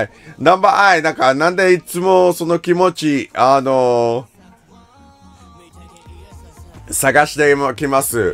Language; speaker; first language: Japanese; non-native, learner; English